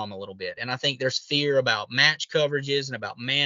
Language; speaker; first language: English; native; English